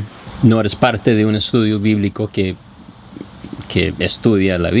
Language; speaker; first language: Spanish; non-native, fluent; English